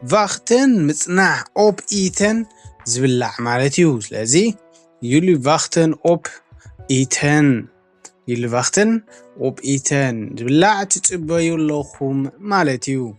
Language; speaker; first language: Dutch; non-native, fluent; Tigrinya